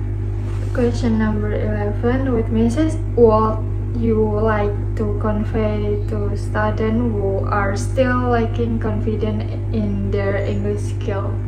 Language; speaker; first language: English; non-native, learner; Indonesian